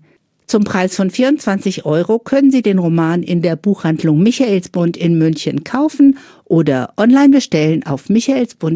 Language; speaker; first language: German; native; German